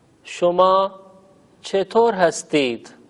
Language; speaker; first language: Persian; non-native, fluent; Urdu